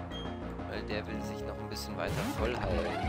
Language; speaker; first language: German; native; German